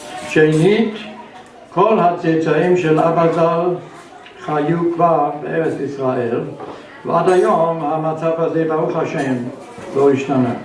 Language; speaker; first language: Hebrew; non-native, fluent; German